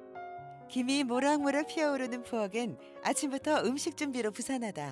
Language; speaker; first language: Korean; native; Korean